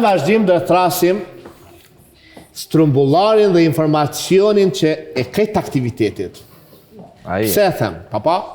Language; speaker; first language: Albanian; native; Albanian